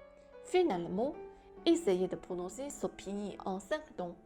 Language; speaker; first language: French; non-native, fluent; Chinese